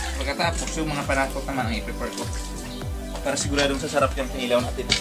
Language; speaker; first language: Filipino; non-native, local second language; Cebuano